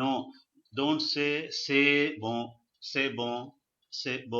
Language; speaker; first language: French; non-native, fluent; Urdu